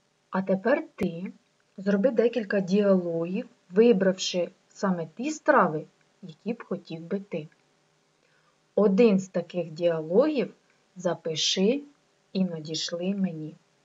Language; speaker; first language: Ukrainian; native; Ukrainian